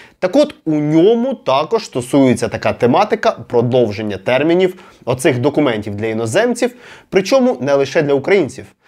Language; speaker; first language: Ukrainian; non-native, local second language; Russian